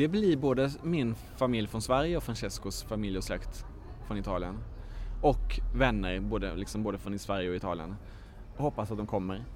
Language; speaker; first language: Swedish; native; Swedish